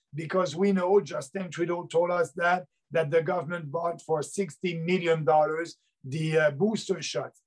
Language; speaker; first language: English; native; English